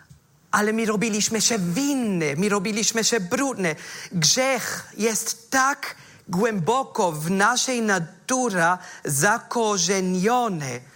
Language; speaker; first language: Polish; non-native, fluent; German